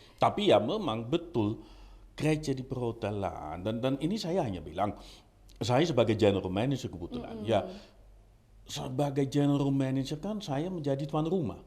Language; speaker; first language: Indonesian; non-native, fluent; Dutch